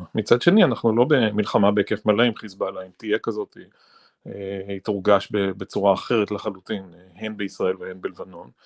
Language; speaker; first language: Hebrew; native; Hebrew